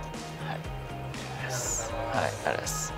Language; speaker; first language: Japanese; non-native, fluent; Cantonese